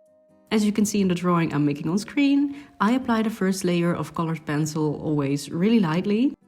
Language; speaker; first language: English; non-native, fluent; Dutch